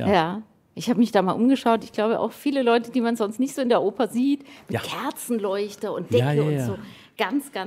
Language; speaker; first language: German; native; German